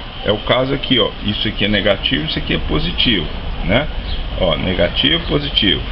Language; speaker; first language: Portuguese; native; Portuguese